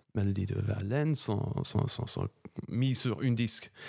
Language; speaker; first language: French; non-native, fluent; English